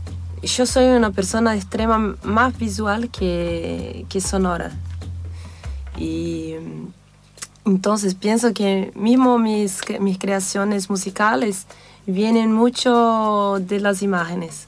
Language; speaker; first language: Spanish; non-native, fluent; Portuguese